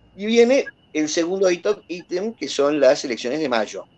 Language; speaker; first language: Spanish; native; Spanish